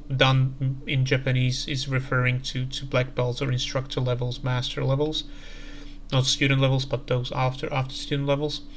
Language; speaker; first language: English; non-native, fluent; Slovak